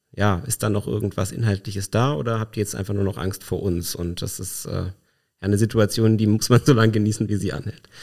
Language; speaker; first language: German; native; German